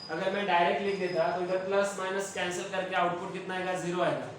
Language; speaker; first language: Hindi; non-native, local second language; Marathi